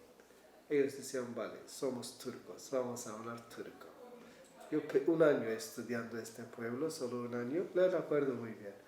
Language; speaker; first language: Spanish; non-native, learner; Kurdish